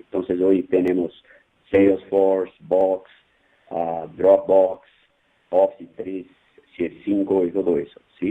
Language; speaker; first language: Spanish; non-native, fluent; Portuguese